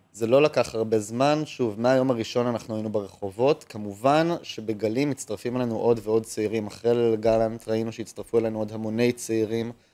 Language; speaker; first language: Hebrew; native; Hebrew